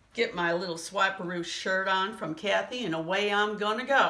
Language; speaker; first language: English; native; English